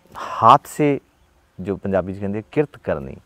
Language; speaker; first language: Hindi; native; Hindi